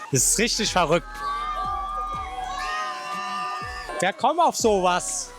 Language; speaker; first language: German; native; German